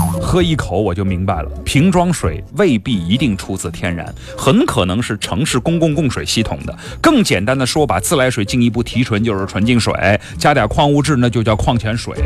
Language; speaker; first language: Chinese; native; Chinese